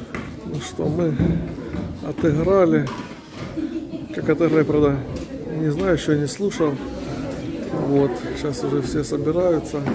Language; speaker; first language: Russian; native; Russian